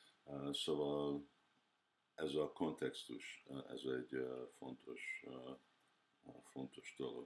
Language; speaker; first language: Hungarian; early bilingual, heritage; Hungarian